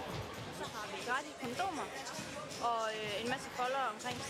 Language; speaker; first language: Danish; native; Danish